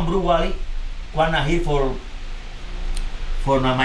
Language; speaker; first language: Dutch; non-native, learner; Spanish